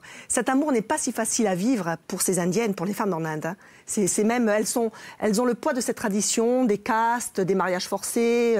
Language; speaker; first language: French; native; French